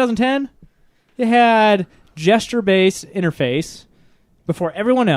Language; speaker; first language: English; native; English